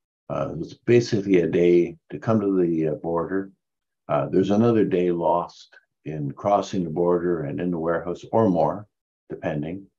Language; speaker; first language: English; native; English